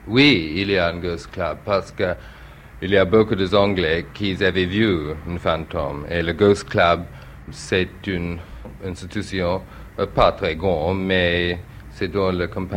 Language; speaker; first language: French; non-native, learner; English